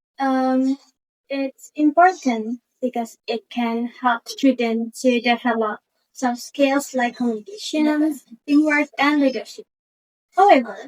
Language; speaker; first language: English; non-native, learner; Indonesian